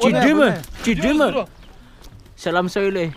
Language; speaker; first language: Turkish; non-native, learner; Indonesian